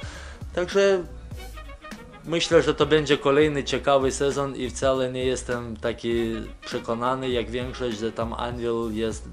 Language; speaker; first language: Polish; non-native, fluent; Lithuanian